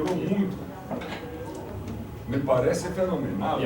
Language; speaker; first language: Portuguese; non-native, fluent; Spanish